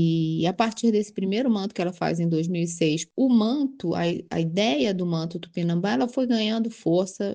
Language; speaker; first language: Portuguese; native; Portuguese